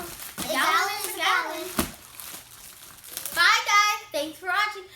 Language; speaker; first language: English; native; English